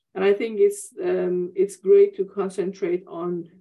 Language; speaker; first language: English; non-native, fluent; Persian